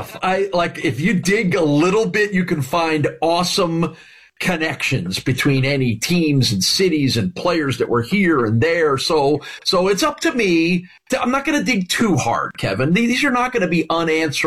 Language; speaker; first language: English; native; English